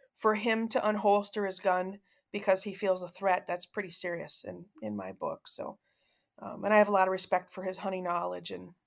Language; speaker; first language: English; native; English